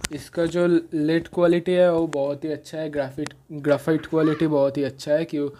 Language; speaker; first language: Hindi; non-native, local second language; Bangla